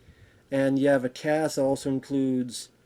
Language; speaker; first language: English; native; English